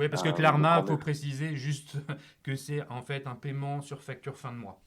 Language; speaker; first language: French; native; French